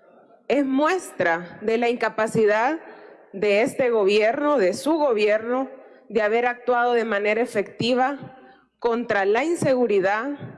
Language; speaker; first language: Spanish; native; Spanish